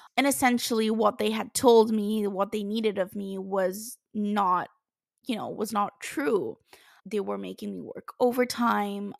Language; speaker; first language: English; non-native, fluent; Italian